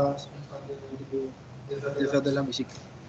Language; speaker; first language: French; non-native, fluent; Spanish